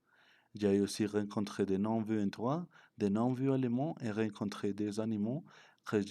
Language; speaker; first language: French; non-native, learner; Spanish